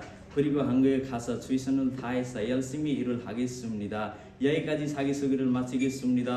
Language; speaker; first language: Korean; non-native, learner; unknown